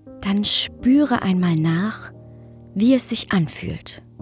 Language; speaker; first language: German; native; German